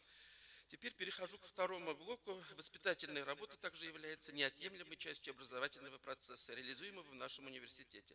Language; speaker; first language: Russian; native; Russian